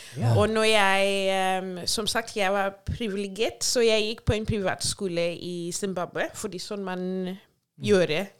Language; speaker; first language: Norwegian; non-native, fluent; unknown